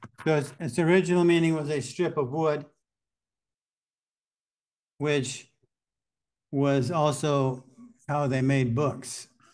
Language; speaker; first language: English; native; English